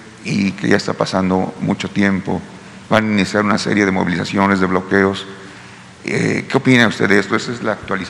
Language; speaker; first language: Spanish; native; Spanish